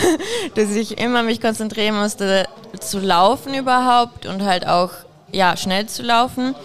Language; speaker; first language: German; native; German